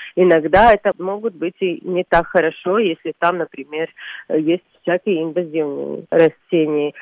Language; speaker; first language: Russian; non-native, local second language; Latvian